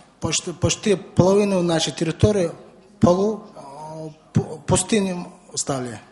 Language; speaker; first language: Russian; non-native, learner; Mongolian